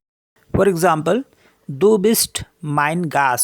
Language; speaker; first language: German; non-native, fluent; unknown